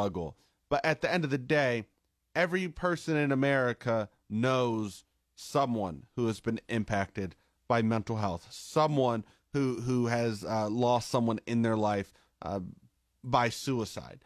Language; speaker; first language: English; native; English